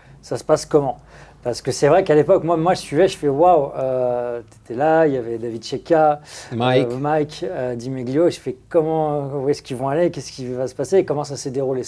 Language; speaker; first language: French; native; French